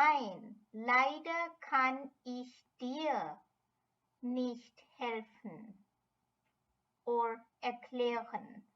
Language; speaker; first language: German; non-native, fluent; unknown